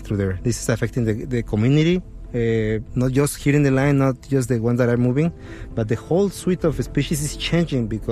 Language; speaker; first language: English; non-native, fluent; Spanish